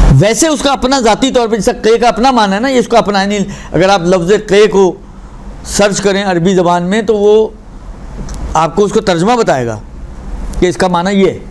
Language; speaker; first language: Urdu; non-native, local second language; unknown